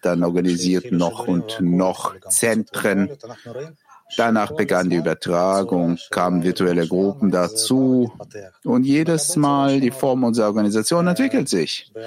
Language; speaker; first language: German; non-native, fluent; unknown